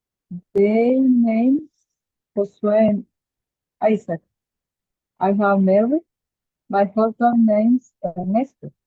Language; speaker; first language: English; non-native, learner; Spanish